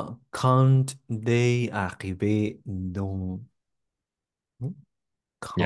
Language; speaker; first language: French; non-native, learner; English